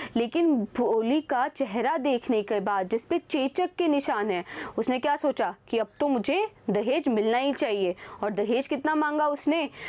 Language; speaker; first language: Hindi; native; Hindi